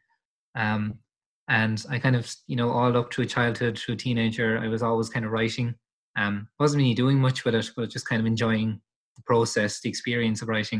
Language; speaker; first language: English; native; English